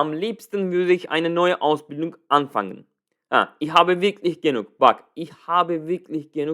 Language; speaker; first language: German; non-native, fluent; Turkish